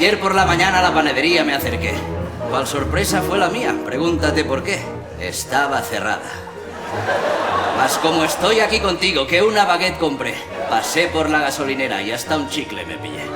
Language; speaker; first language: Spanish; non-native, local second language; Catalan